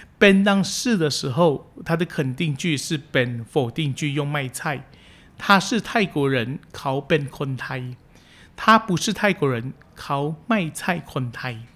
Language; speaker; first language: Chinese; early bilingual, heritage; Chinese